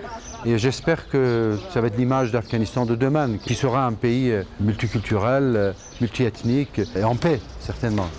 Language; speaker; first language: French; non-native, fluent; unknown